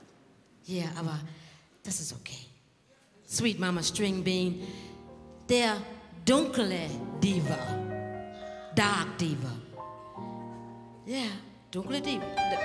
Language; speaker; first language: German; non-native, learner; English